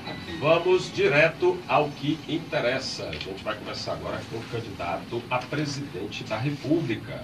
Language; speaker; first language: Portuguese; native; Portuguese